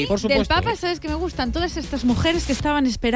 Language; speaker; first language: Spanish; native; Spanish